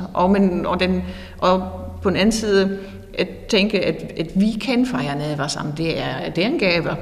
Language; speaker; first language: Danish; non-native, fluent; German